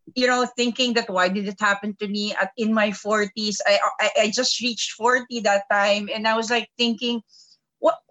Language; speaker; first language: English; non-native, local second language; Filipino